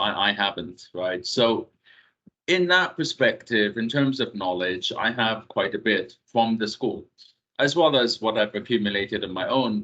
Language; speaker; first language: English; non-native, fluent; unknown